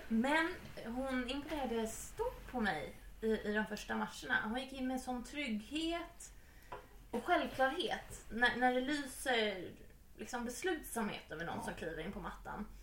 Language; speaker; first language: Swedish; native; Swedish